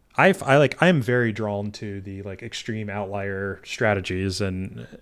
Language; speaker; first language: English; native; English